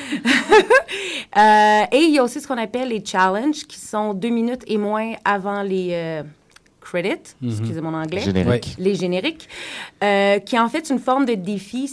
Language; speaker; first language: French; native; French